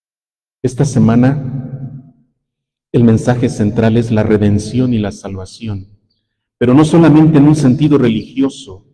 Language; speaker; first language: Spanish; native; Spanish